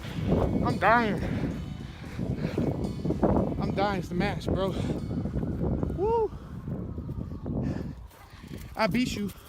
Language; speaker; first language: English; native; English